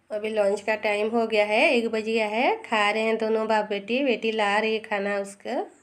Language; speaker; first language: Hindi; non-native, local second language; Bangla